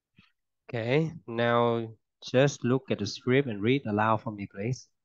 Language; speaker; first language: English; non-native, fluent; Vietnamese